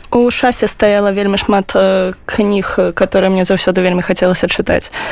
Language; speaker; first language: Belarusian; non-native, local second language; Russian